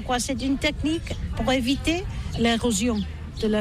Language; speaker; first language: French; non-native, learner; Catalan